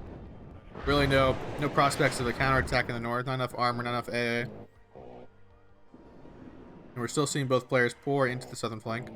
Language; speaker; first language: English; native; English